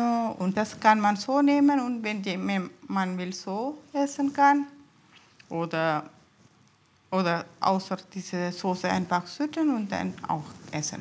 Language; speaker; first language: German; non-native, learner; Tamil